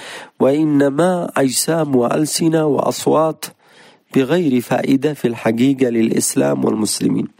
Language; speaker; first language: Arabic; native; Arabic